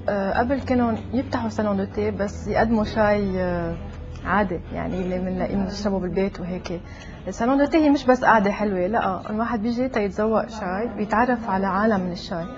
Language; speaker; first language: Arabic; native; Arabic